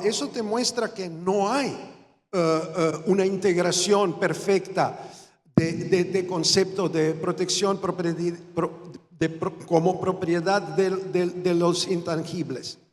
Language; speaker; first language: Spanish; non-native, fluent; Croatian